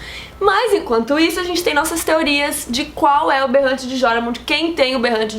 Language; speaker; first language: Portuguese; native; Portuguese